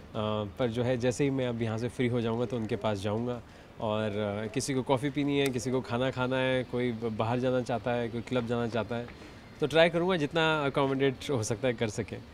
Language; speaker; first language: Hindi; native; Hindi